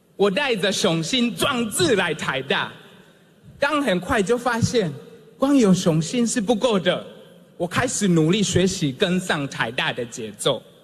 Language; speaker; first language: Chinese; non-native, fluent; Swahili